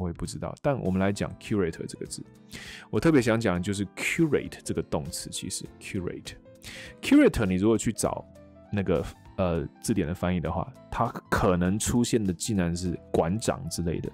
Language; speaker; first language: Chinese; native; Chinese